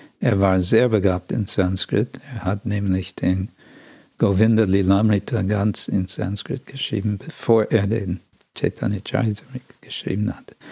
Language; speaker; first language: German; non-native, fluent; English